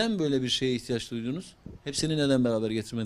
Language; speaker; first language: Turkish; native; Turkish